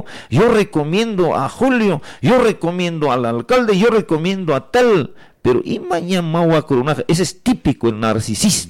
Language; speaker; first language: Spanish; native; Spanish